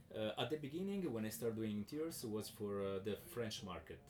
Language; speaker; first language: English; non-native, learner; Italian